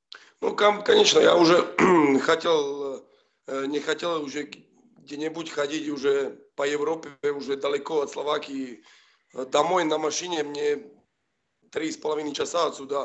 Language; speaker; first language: Russian; non-native, fluent; Slovak